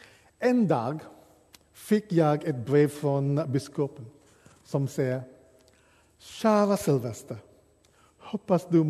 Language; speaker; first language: Swedish; non-native, fluent; English